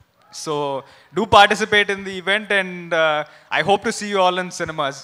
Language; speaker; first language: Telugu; non-native, fluent; Hindi